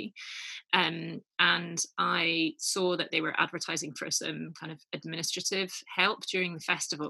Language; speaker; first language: English; native; English